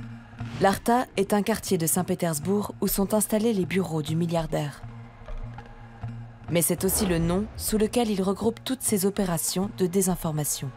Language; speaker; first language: French; native; French